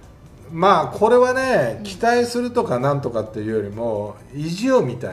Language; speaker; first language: Japanese; native; Japanese